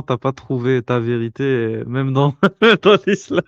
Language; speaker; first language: French; native; French